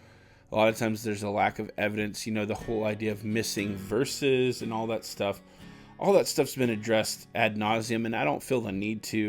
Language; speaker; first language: English; native; English